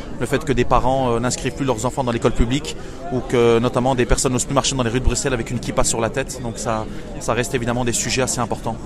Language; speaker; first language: French; early bilingual, other home language; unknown